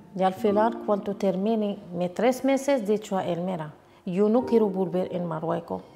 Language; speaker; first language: Spanish; non-native, learner; Arabic